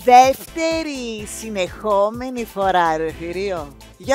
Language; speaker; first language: Greek; native; Greek